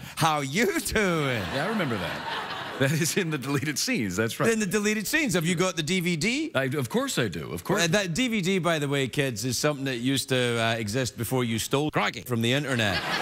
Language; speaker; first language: English; native; English